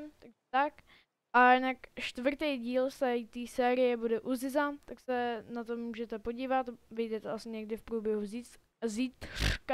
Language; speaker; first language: Czech; native; Czech